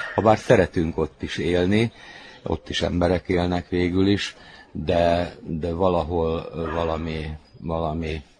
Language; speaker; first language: Hungarian; native; Hungarian